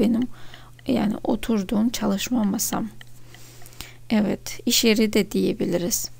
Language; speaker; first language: Turkish; non-native, fluent; Russian